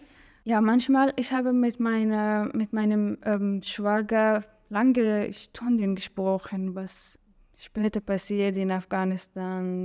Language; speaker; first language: German; non-native, learner; Persian